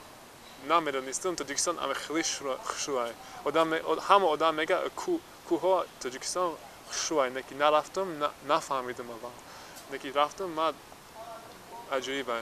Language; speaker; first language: Persian; non-native, learner; English